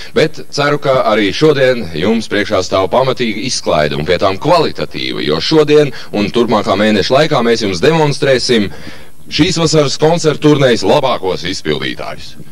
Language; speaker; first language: Latvian; native; Latvian